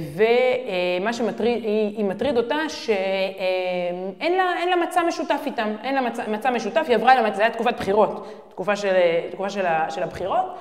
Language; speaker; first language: Hebrew; native; Hebrew